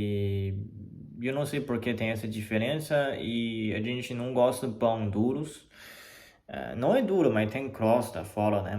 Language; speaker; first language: Portuguese; non-native, fluent; Chinese